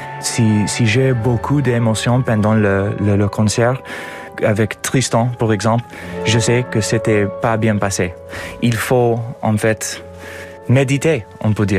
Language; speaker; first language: French; non-native, learner; English